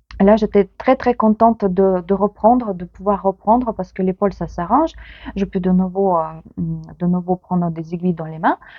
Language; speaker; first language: French; non-native, fluent; Ukrainian